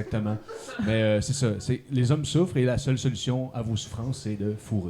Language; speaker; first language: French; native; French